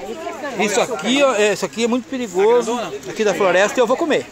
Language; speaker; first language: Portuguese; native; Portuguese